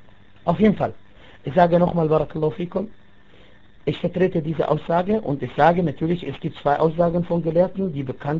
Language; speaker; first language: German; non-native, fluent; Arabic